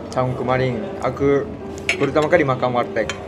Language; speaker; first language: Indonesian; non-native, fluent; Japanese